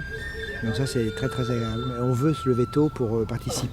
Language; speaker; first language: French; native; French